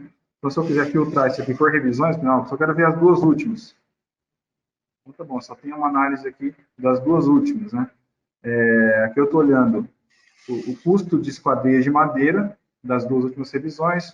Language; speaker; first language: Portuguese; native; Portuguese